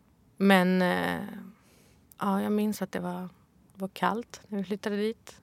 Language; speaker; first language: Swedish; early bilingual, other home language; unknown